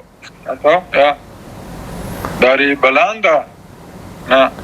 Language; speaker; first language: Indonesian; non-native, learner; Romanian